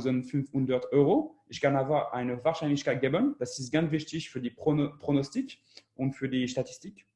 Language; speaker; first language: German; non-native, learner; French